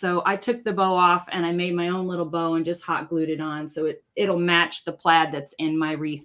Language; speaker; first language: English; native; English